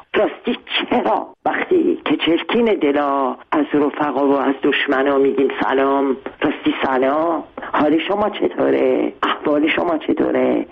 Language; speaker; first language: Persian; non-native, local second language; Armenian